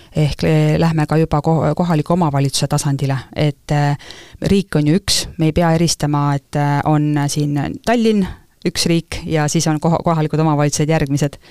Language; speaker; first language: Estonian; native; Estonian